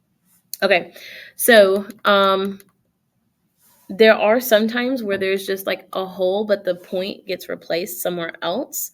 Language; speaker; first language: English; native; English